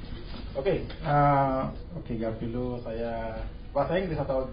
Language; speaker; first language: Indonesian; non-native, fluent; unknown